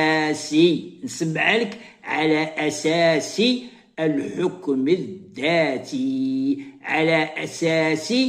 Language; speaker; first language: Arabic; native; Arabic